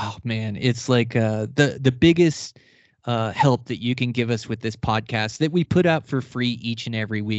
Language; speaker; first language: English; native; English